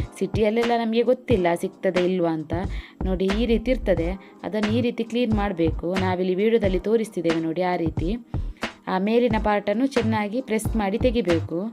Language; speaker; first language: Kannada; non-native, local second language; Tulu